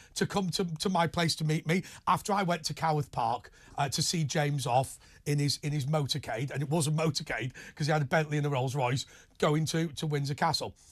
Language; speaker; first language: English; native; English